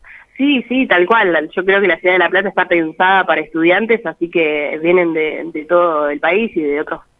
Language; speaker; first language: Spanish; native; Spanish